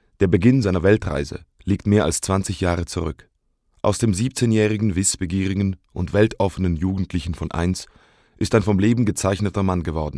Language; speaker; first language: German; native; German